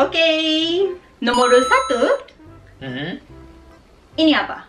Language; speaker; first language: Indonesian; non-native, fluent; Japanese